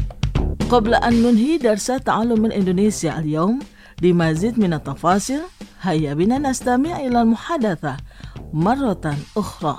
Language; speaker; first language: Arabic; non-native, fluent; Indonesian